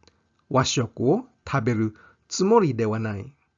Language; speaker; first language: Japanese; non-native, fluent; English